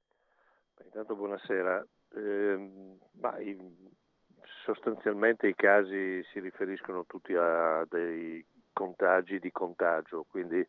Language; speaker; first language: Italian; native; Italian